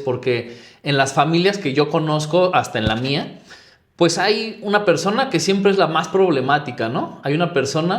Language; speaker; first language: Spanish; native; Spanish